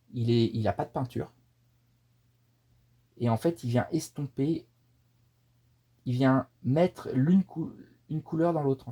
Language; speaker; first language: French; native; French